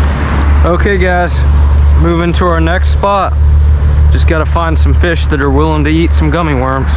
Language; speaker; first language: English; native; English